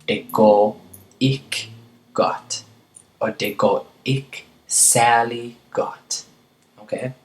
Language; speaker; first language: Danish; non-native, learner; English